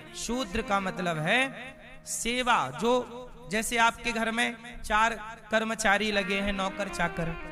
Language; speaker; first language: Hindi; native; Hindi